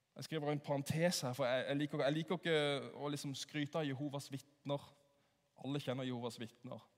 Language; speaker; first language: Norwegian; native; Norwegian